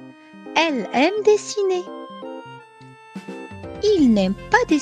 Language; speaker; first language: French; non-native, local second language; Arabic